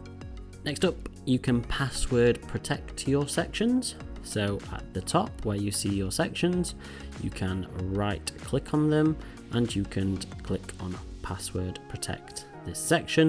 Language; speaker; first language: English; native; English